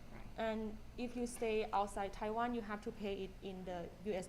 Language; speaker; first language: English; non-native, fluent; Thai